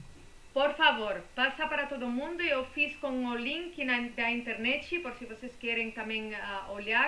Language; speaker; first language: Portuguese; non-native, fluent; Spanish